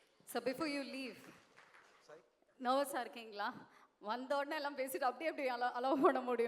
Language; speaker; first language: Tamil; native; Tamil